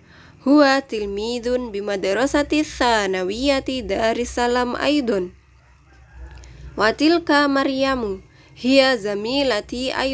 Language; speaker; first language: Arabic; non-native, fluent; Indonesian